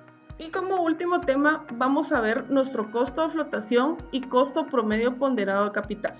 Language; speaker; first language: Spanish; native; Spanish